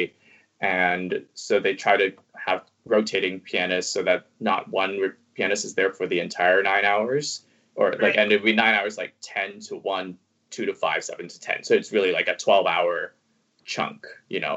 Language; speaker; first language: English; non-native, fluent; Cantonese